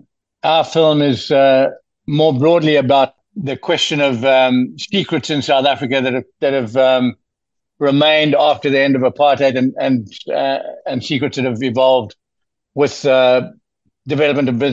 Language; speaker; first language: English; native; English